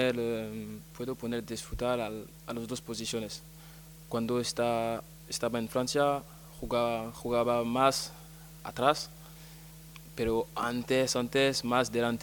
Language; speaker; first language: Spanish; non-native, learner; French